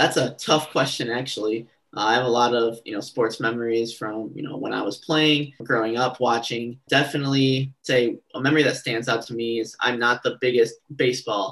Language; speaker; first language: English; native; English